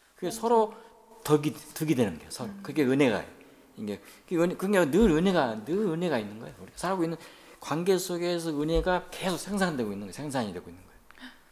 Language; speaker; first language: Korean; native; Korean